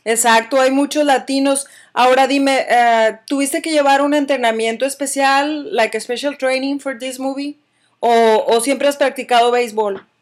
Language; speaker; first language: Spanish; native; Spanish